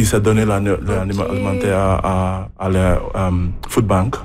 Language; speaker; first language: French; non-native, learner; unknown